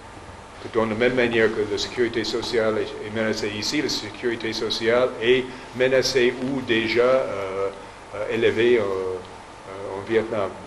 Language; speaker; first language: French; non-native, fluent; English